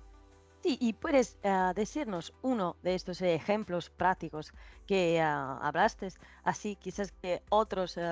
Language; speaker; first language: Spanish; non-native, fluent; Italian